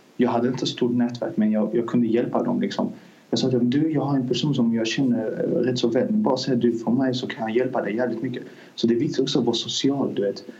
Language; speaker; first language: Swedish; early bilingual, other home language; Azerbaijani